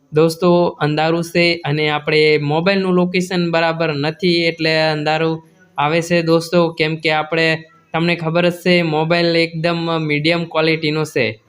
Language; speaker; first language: Gujarati; non-native, local second language; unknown